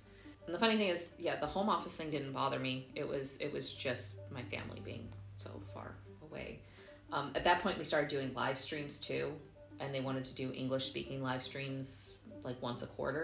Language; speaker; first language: English; native; English